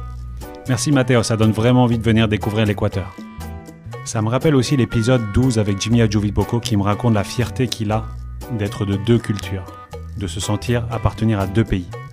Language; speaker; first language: French; native; French